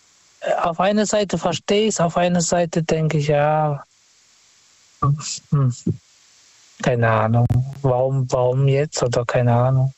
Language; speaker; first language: German; non-native, fluent; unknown